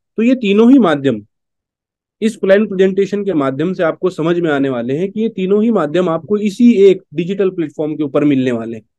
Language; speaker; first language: Hindi; native; Hindi